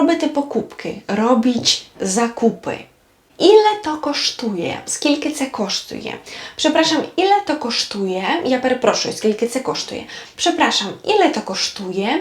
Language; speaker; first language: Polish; non-native, fluent; Ukrainian